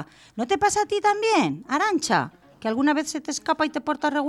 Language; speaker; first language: Spanish; native; Spanish